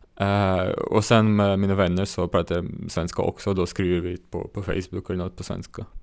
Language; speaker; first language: Swedish; non-native, fluent; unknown